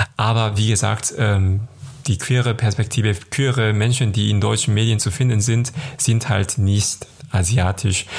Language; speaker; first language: German; non-native, fluent; Korean